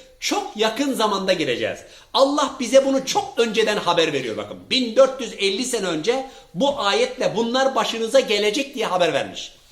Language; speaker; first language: Turkish; early bilingual, heritage; Turkish